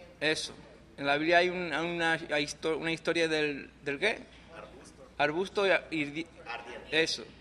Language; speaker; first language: Spanish; non-native, local second language; English